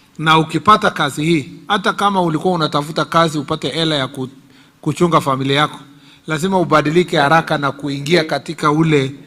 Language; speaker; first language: Swahili; non-native, local second language; Kalenjin